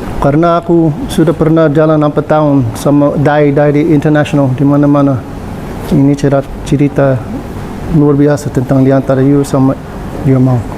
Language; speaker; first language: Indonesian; non-native, learner; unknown